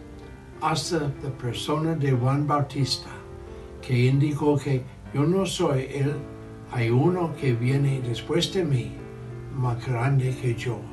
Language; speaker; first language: Spanish; non-native, learner; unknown